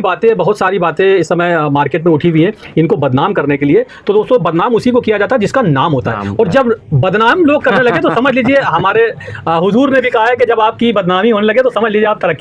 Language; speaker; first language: Hindi; native; Hindi